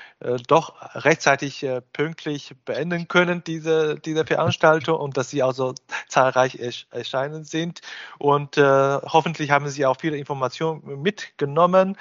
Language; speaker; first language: German; non-native, fluent; Chinese